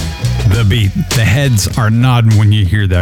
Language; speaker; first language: English; native; English